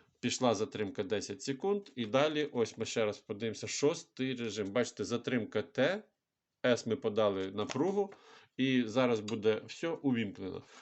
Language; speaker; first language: Ukrainian; non-native, local second language; Russian